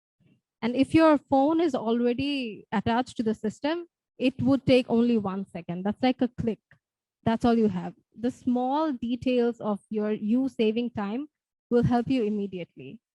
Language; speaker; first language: English; non-native, local second language; Bangla